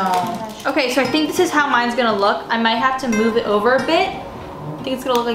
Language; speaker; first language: English; native; English